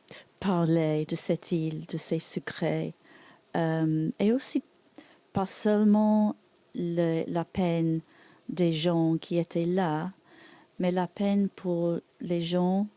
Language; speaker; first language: French; non-native, learner; English